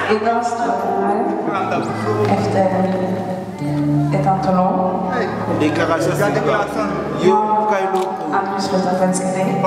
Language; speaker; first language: Swedish; early bilingual, other home language; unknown